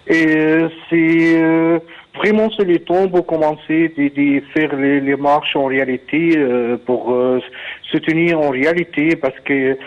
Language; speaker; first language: French; non-native, fluent; Arabic